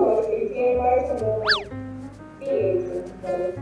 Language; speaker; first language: English; non-native, learner; Bosnian